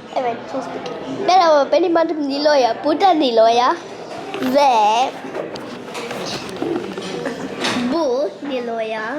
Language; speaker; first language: Turkish; early bilingual, heritage; Turkish